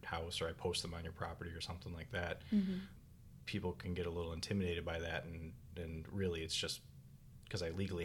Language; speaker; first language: English; native; English